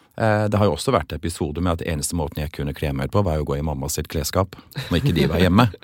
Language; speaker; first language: Norwegian; early bilingual, other home language; English